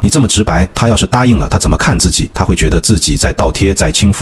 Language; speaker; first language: Chinese; native; Chinese